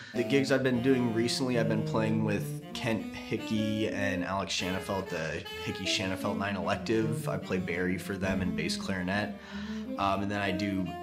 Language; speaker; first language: English; native; English